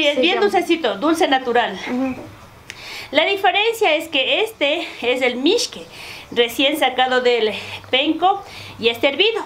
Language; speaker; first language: Spanish; native; Spanish